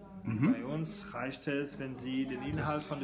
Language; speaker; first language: German; non-native, fluent; French